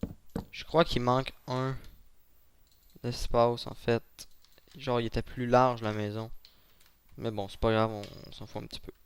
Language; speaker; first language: French; native; French